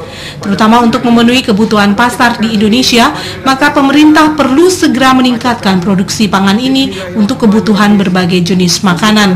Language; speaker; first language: Indonesian; native; Indonesian